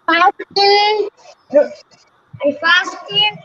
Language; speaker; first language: English; non-native, learner; Bangla